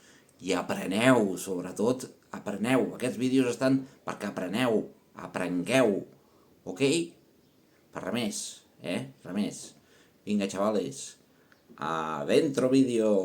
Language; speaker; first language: Catalan; non-native, local second language; Spanish